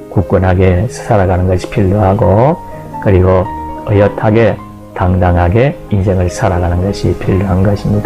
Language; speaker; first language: Korean; native; Korean